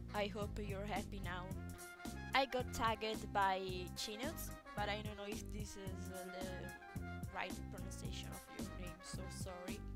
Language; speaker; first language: English; non-native, learner; Italian